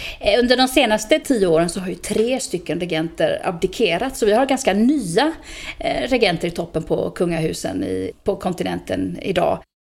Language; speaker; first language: Swedish; native; Swedish